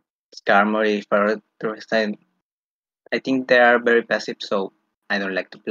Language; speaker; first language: English; non-native, fluent; Spanish